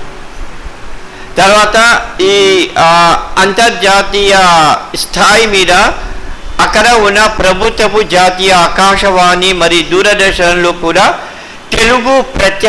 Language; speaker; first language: Telugu; early bilingual, heritage; Telugu